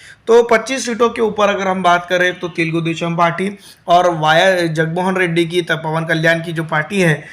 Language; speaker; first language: Hindi; native; Hindi